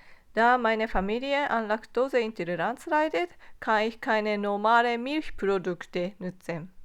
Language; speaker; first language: German; non-native, fluent; Japanese